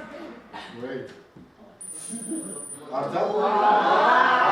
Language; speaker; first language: English; non-native, fluent; Turkish